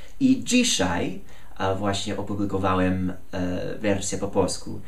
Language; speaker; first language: Polish; non-native, fluent; English